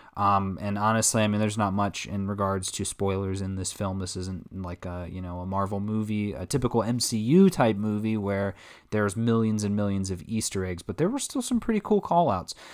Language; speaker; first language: English; native; English